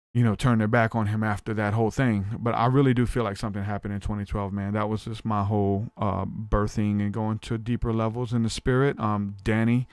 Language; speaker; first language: English; native; English